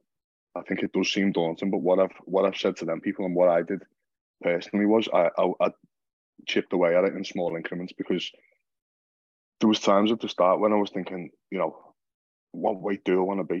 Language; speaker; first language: English; native; English